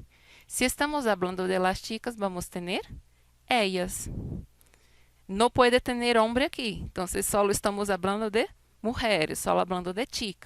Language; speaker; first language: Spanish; non-native, fluent; Portuguese